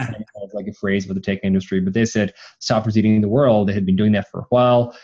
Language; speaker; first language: English; native; English